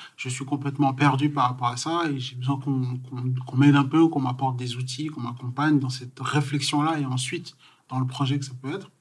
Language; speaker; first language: French; native; French